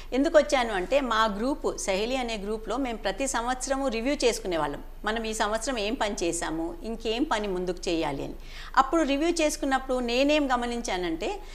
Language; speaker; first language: Telugu; native; Telugu